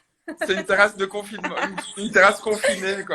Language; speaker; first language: French; native; French